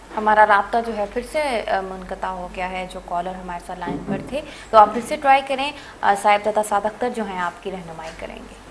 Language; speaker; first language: Urdu; native; Urdu